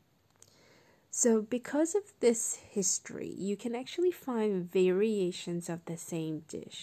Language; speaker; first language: English; non-native, local second language; Cantonese